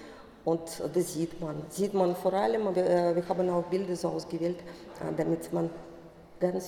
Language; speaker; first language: German; non-native, fluent; Russian